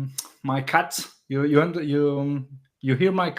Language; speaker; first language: English; non-native, learner; French